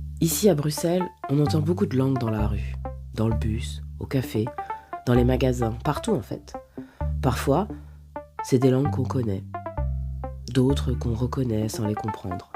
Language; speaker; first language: French; native; French